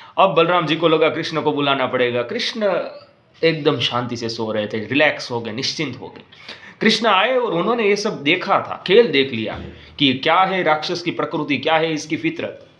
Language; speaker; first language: Hindi; non-native, local second language; Gujarati